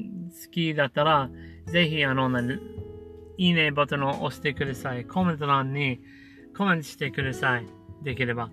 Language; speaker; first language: Japanese; non-native, learner; English